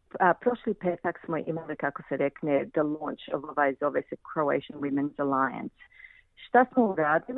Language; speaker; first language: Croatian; early bilingual, heritage; Croatian